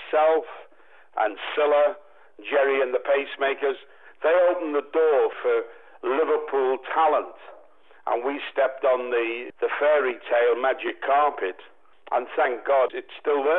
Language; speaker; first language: English; native; English